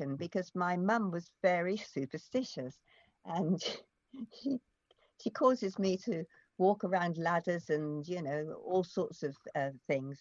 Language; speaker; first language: English; native; English